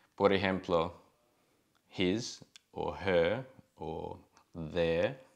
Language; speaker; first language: Spanish; non-native, learner; English